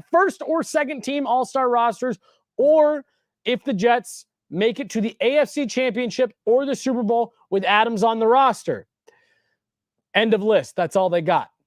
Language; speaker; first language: English; native; English